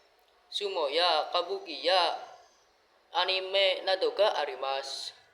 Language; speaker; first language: Japanese; non-native, learner; Indonesian